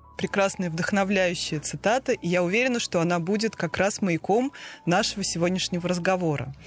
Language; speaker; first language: Russian; native; Russian